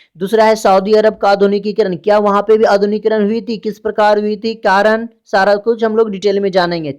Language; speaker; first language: Hindi; native; Hindi